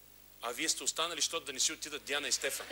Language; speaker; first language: Bulgarian; native; Bulgarian